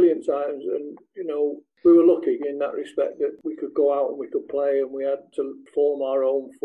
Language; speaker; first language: English; native; English